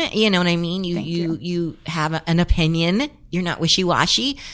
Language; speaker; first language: English; native; English